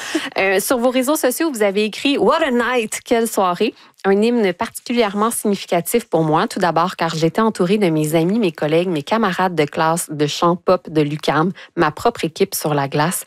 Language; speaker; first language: French; native; French